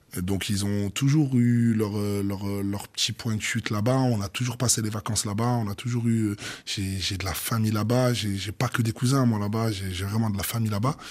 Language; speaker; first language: French; native; French